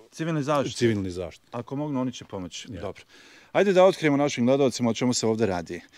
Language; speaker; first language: Croatian; native; Croatian